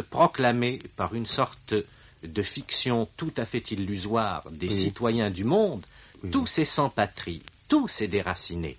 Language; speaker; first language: French; native; French